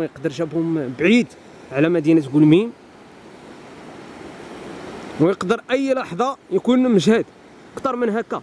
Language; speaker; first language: Arabic; native; Arabic